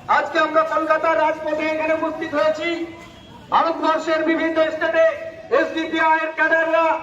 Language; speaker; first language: Bangla; native; Bangla